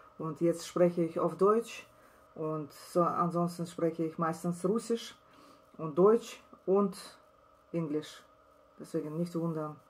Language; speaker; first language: German; non-native, learner; Russian